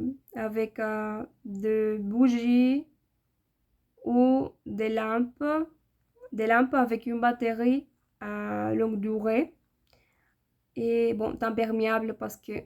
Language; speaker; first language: French; non-native, learner; Spanish